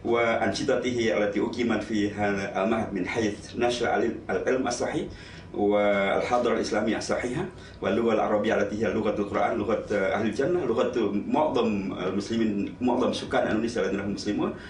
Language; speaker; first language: Arabic; non-native, fluent; Indonesian